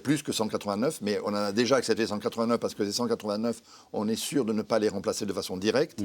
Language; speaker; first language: French; native; French